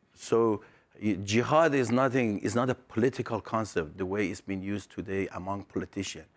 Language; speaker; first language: English; non-native, fluent; Persian